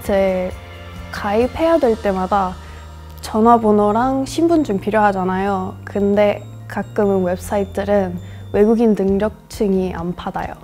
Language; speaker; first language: Korean; non-native, fluent; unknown